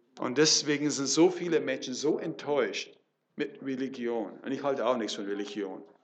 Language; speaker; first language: German; non-native, fluent; English